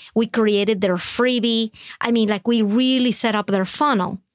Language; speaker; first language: English; non-native, fluent; Spanish